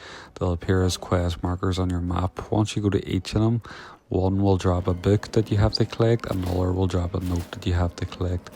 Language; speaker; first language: English; native; English